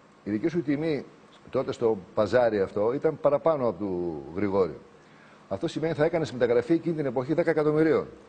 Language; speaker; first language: Greek; native; Greek